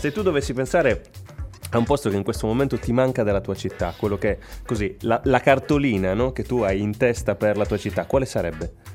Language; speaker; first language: Italian; native; Italian